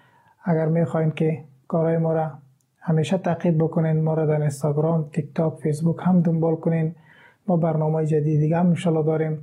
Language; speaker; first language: Persian; native; Persian